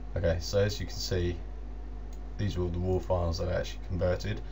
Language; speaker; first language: English; native; English